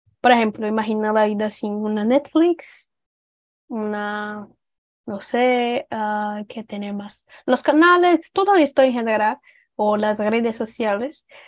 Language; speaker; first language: Spanish; non-native, fluent; Portuguese